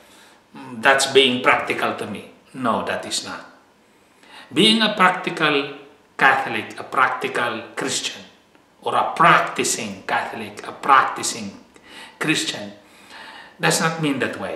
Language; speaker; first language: English; non-native, fluent; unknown